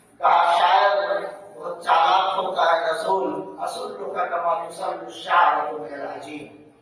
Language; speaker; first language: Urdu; native; Urdu